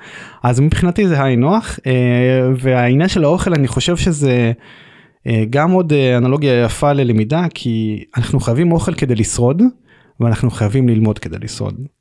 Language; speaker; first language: Hebrew; native; Hebrew